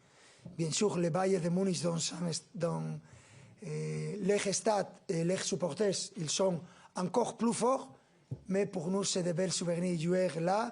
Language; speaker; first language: French; non-native, fluent; Spanish